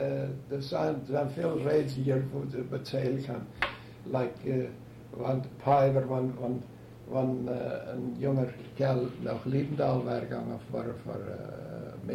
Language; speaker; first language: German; early bilingual, heritage; German